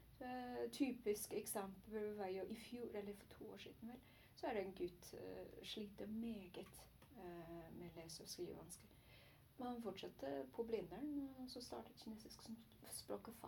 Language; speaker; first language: Norwegian; non-native, learner; Chinese